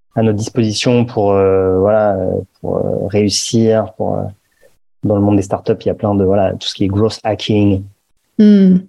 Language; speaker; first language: French; native; French